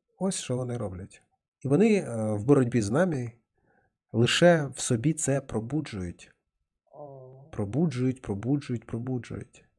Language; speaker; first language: Ukrainian; non-native, local second language; Russian